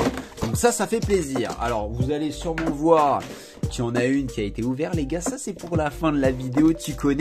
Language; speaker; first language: French; native; French